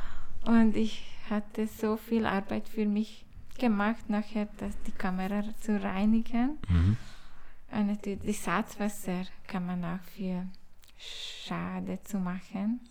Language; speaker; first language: German; non-native, learner; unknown